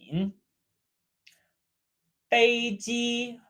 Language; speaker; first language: Chinese; non-native, fluent; English